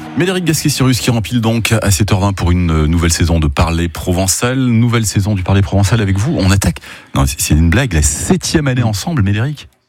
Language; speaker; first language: French; native; French